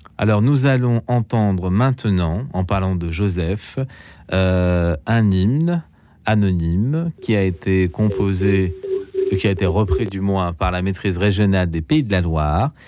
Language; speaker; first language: French; native; French